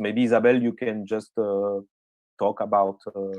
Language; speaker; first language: English; non-native, fluent; French